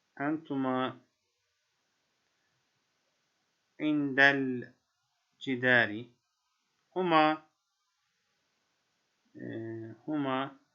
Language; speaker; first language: Arabic; non-native, fluent; Turkish